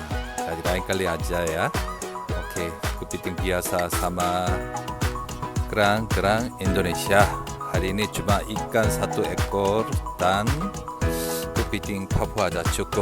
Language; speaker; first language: Indonesian; non-native, learner; Korean